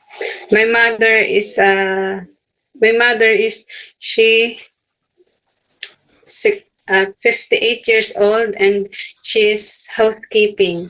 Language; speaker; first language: English; non-native, learner; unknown